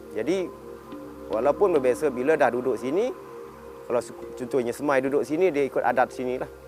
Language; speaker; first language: Malay; non-native, local second language; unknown